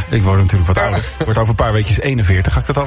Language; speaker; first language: Dutch; native; Dutch